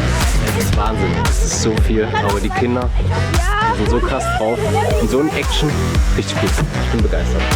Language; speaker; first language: German; native; German